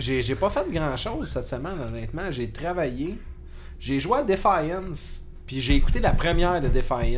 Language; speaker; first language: French; native; French